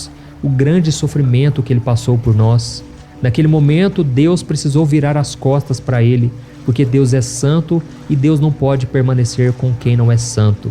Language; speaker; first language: Portuguese; native; Portuguese